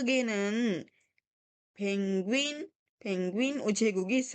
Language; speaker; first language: Korean; non-native, fluent; Sinhala